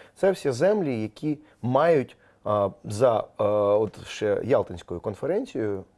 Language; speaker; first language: Ukrainian; non-native, local second language; Russian